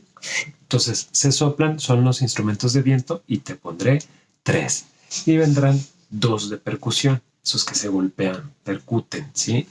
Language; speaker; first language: Spanish; native; Spanish